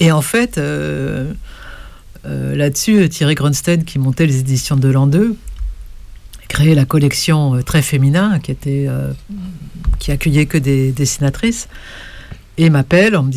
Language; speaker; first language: French; native; French